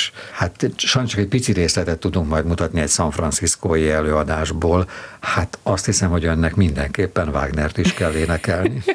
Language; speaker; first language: Hungarian; native; Hungarian